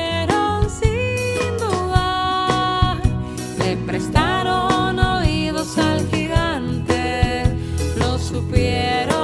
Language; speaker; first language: Spanish; native; Spanish